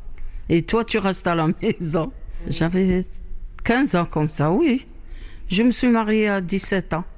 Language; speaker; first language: French; non-native, learner; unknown